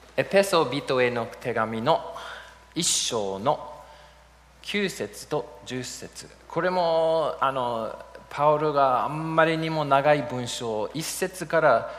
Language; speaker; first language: Japanese; non-native, fluent; English